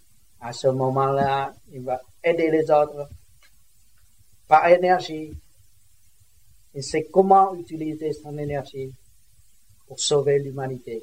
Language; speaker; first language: French; non-native, learner; Vietnamese